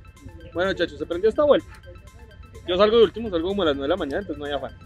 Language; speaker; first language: Spanish; native; Spanish